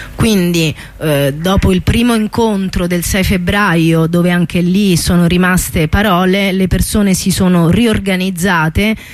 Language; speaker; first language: Italian; native; Italian